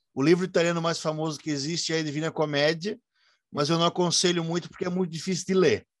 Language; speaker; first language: Portuguese; native; Portuguese